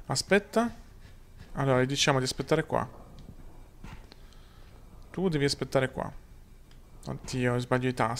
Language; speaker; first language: Italian; native; Italian